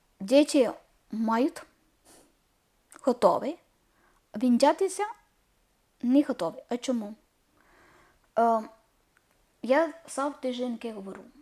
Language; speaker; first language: Ukrainian; non-native, learner; Malayalam